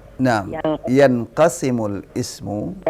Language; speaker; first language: Arabic; non-native, fluent; Indonesian